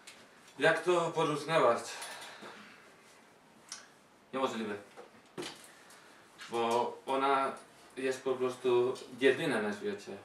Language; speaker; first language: Polish; non-native, learner; Slovak